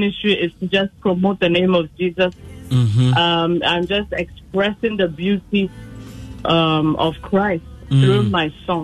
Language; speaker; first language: English; non-native, local second language; Akan